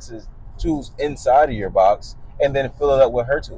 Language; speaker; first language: English; native; English